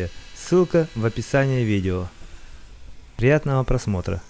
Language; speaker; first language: Russian; native; Russian